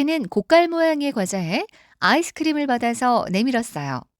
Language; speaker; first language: Korean; native; Korean